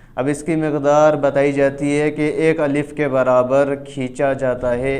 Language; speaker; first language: Urdu; native; Urdu